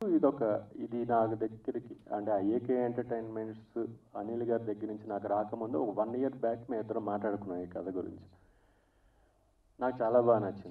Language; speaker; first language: Telugu; native; Telugu